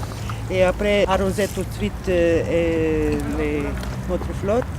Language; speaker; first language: French; non-native, learner; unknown